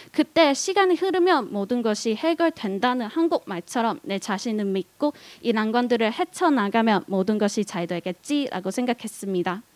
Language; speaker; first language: Korean; non-native, fluent; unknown